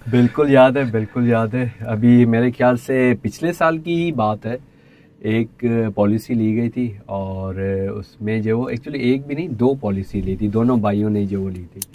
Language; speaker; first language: Urdu; non-native, local second language; Sindhi